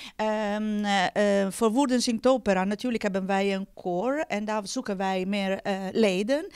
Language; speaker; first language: Dutch; non-native, fluent; Italian